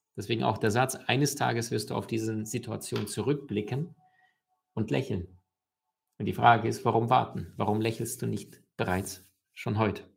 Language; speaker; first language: German; early bilingual, other home language; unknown